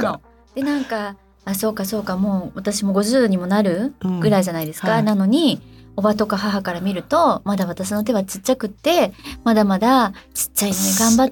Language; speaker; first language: Japanese; native; Japanese